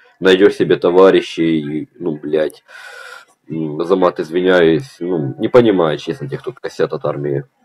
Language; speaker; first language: Russian; native; Russian